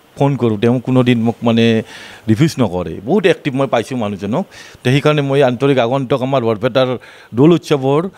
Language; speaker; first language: Assamese; native; Assamese